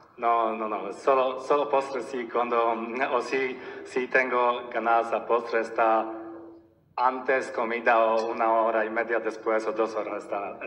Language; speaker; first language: Spanish; non-native, learner; Polish